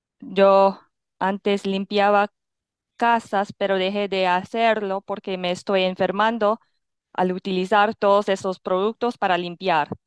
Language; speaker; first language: Spanish; non-native, fluent; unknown